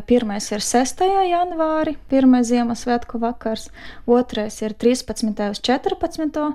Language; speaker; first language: Latvian; non-native, fluent; Ukrainian